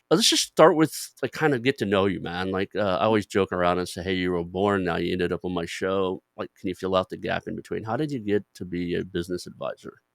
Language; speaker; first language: English; native; English